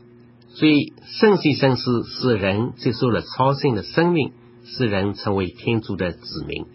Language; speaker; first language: Chinese; native; Chinese